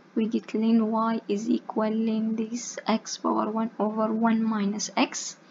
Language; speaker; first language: English; non-native, fluent; Arabic